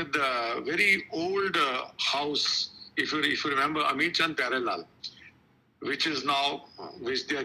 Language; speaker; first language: English; non-native, local second language; Kashmiri